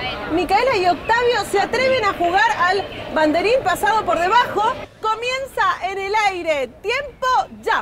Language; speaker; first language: Spanish; native; Spanish